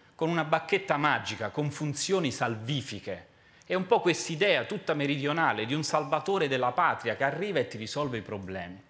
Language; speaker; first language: Italian; native; Italian